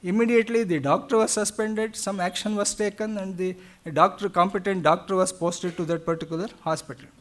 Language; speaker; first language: English; non-native, local second language; Kannada